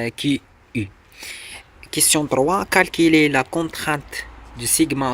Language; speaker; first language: French; non-native, local second language; Arabic